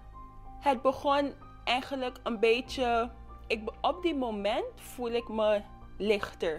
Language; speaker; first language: Dutch; non-native, local second language; English